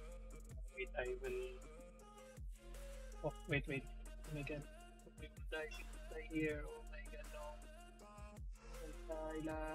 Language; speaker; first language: English; non-native, learner; Indonesian